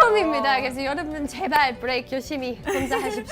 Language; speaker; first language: Korean; non-native, learner; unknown